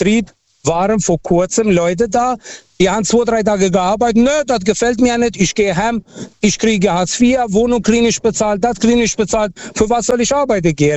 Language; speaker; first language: German; non-native, fluent; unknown